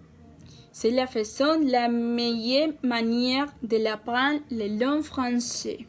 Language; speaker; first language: French; non-native, learner; Spanish